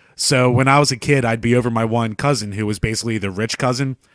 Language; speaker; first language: English; native; English